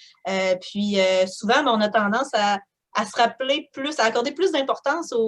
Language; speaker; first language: French; native; French